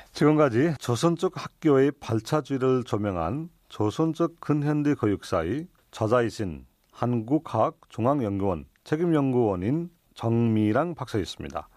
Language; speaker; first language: Korean; non-native, fluent; Nepali